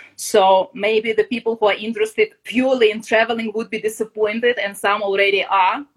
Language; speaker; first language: English; non-native, fluent; Ukrainian